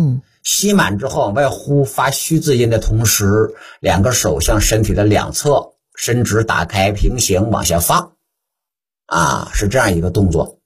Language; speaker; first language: Chinese; native; Chinese